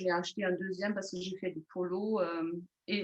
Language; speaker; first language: French; non-native, fluent; German